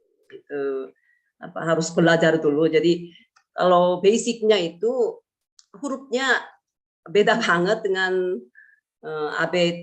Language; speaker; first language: Indonesian; non-native, fluent; Korean